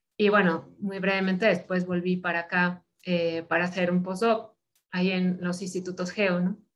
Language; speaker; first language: Spanish; native; Spanish